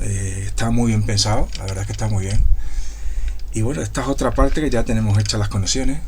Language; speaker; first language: Spanish; native; Spanish